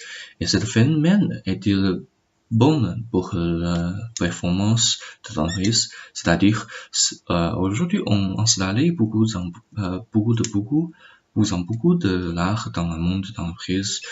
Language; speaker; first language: French; non-native, learner; Chinese